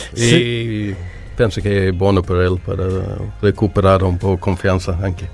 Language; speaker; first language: Italian; non-native, learner; Swedish